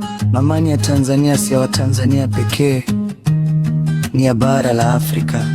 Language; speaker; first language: Swahili; native; Swahili